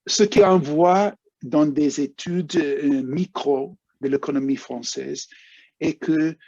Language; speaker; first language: French; non-native, fluent; English